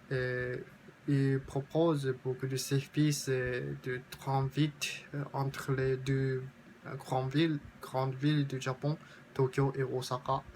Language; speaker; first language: French; non-native, learner; Japanese